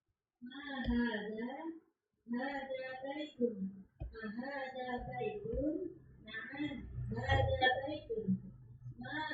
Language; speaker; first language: Arabic; non-native, learner; Indonesian